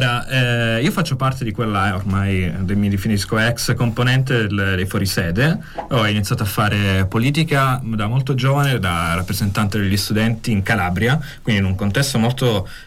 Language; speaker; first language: Italian; native; Italian